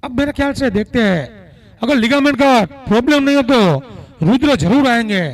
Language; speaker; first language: Hindi; non-native, local second language; Gujarati